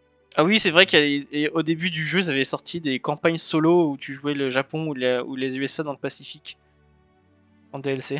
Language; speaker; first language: French; native; French